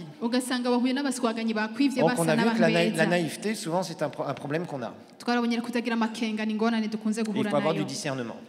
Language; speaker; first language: French; native; French